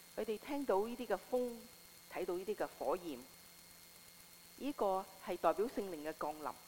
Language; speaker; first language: Chinese; non-native, local second language; Cantonese